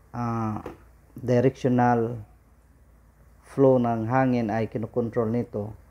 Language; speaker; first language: Filipino; non-native, local second language; Cebuano